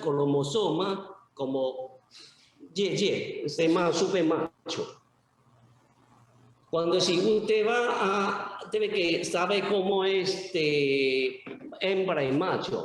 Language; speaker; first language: Spanish; non-native, learner; Chinese